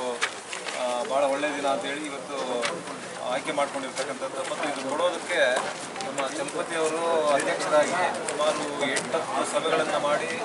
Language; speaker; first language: Kannada; native; Kannada